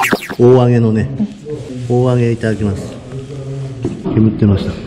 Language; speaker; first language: Japanese; native; Japanese